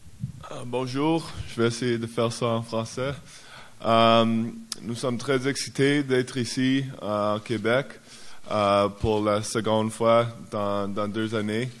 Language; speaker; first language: French; non-native, learner; English